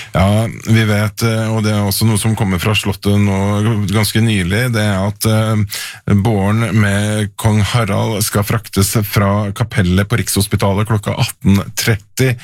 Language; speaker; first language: Norwegian; native; Norwegian